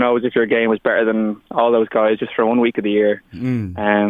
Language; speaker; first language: English; native; English